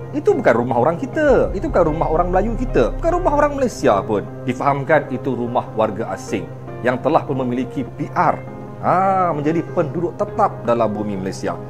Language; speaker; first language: Malay; native; Malay